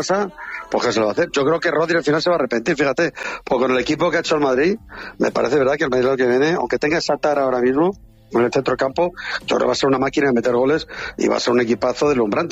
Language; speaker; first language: Spanish; native; Spanish